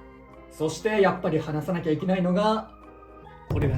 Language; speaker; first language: Japanese; native; Japanese